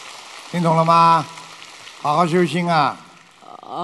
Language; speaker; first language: Chinese; native; Chinese